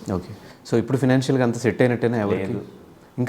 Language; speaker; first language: Telugu; native; Telugu